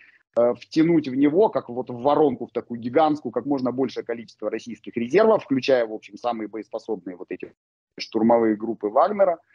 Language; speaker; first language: Russian; native; Russian